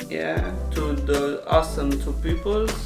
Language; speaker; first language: English; non-native, learner; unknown